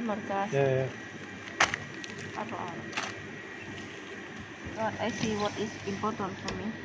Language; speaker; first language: English; non-native, learner; Thai